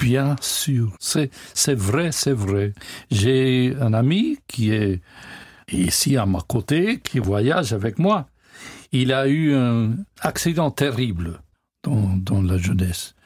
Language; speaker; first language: French; non-native, learner; English